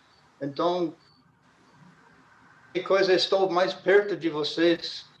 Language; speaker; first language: Portuguese; non-native, fluent; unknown